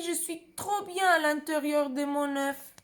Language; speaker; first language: French; non-native, fluent; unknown